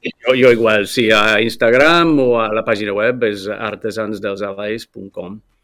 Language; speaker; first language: Catalan; non-native, fluent; English